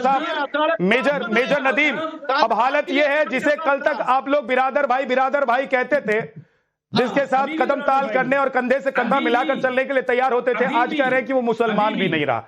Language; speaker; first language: Hindi; native; Hindi